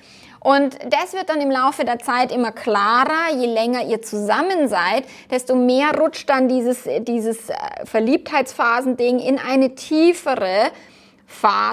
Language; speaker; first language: German; native; German